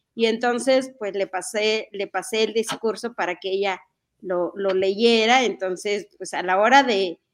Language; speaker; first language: Spanish; non-native, local second language; Mixtepec Mixtec